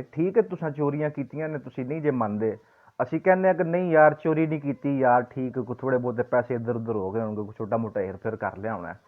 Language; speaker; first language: Urdu; non-native, local second language; Punjabi